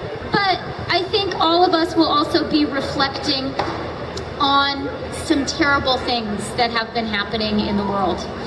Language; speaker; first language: English; native; English